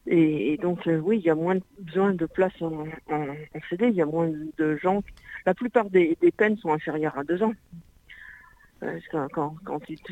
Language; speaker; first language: French; native; French